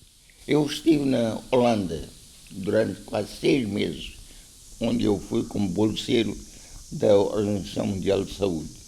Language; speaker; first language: Portuguese; non-native, local second language; Konkani